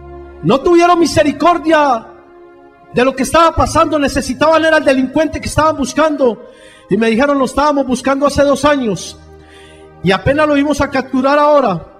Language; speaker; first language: Spanish; native; Spanish